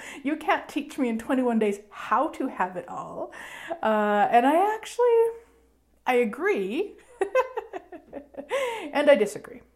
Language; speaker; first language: English; native; English